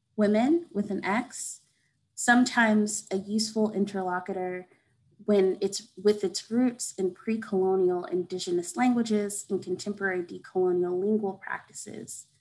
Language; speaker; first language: English; native; English